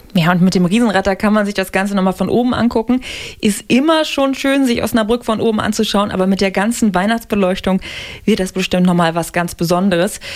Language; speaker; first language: German; native; German